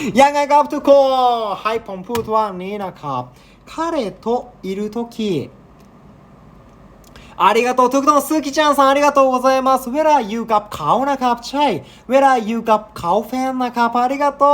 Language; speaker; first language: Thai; non-native, learner; Japanese